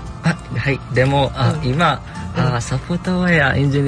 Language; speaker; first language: Japanese; non-native, learner; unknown